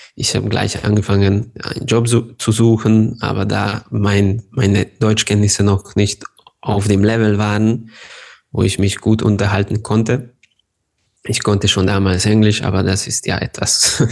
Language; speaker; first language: German; non-native, fluent; Serbian